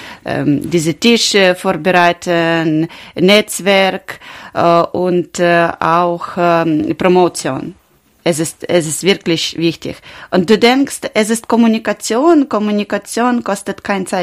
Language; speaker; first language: German; non-native, learner; Ukrainian